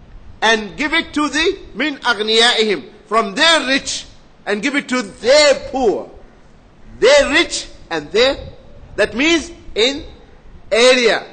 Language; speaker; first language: English; non-native, fluent; Arabic